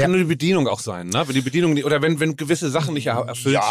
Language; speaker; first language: German; native; German